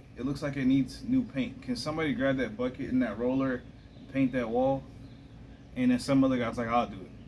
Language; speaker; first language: English; native; English